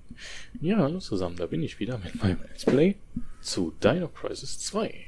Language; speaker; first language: German; native; German